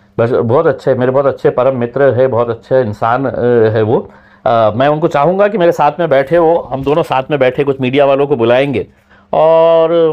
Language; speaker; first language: Hindi; native; Hindi